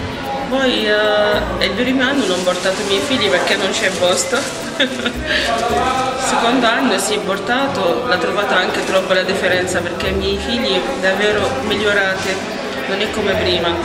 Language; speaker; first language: Italian; non-native, learner; Arabic